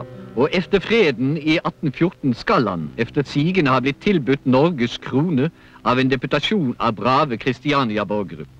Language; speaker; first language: Norwegian; native; Norwegian